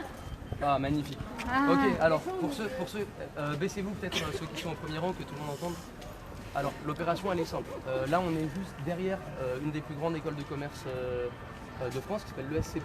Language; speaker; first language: French; native; French